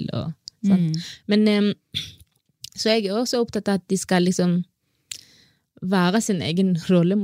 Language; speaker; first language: Norwegian; non-native, fluent; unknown